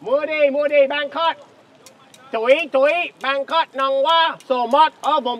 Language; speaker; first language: Vietnamese; non-native, learner; English